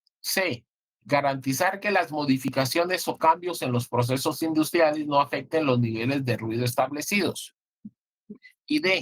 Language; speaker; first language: Spanish; native; Spanish